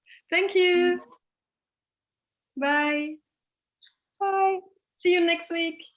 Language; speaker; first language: English; non-native, learner; French